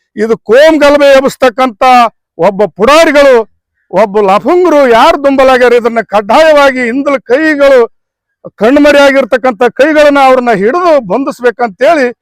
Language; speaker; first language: Kannada; native; Kannada